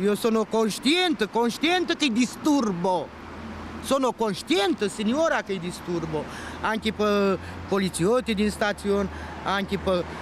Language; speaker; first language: Italian; non-native, learner; Romanian